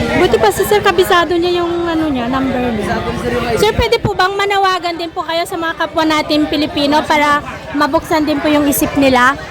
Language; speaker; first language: Filipino; native; Filipino